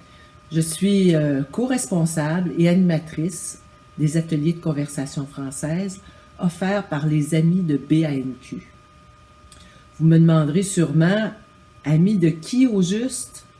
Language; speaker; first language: French; native; French